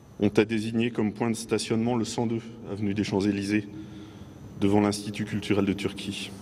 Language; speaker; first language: French; native; French